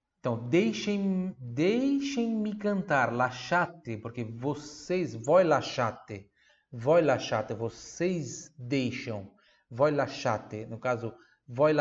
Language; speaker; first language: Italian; non-native, fluent; Portuguese